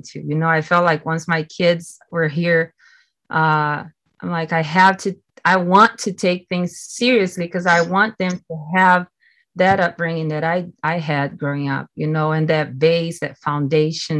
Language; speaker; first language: English; non-native, fluent; Portuguese